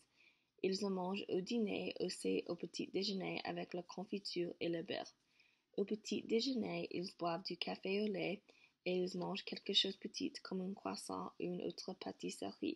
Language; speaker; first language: French; non-native, learner; English